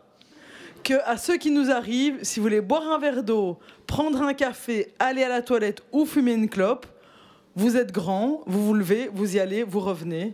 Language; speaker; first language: French; native; French